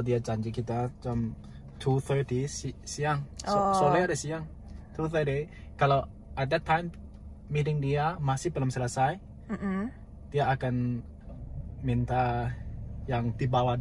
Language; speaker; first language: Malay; non-native, learner; Cantonese